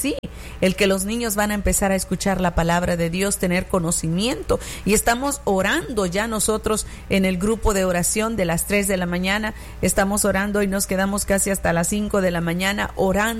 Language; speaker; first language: Spanish; native; Spanish